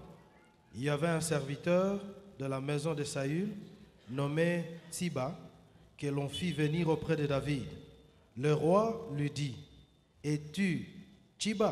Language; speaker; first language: French; non-native, local second language; Lingala